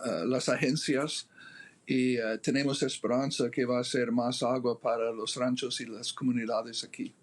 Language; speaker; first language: Spanish; non-native, fluent; English